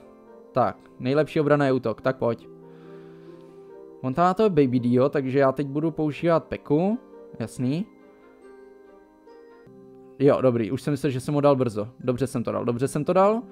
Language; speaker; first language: Czech; native; Czech